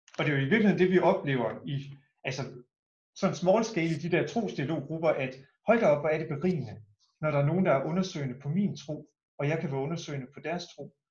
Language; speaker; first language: Danish; native; Danish